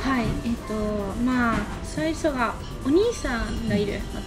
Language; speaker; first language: Japanese; non-native, fluent; Spanish